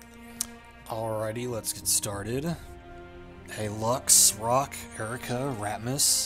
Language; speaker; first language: English; native; English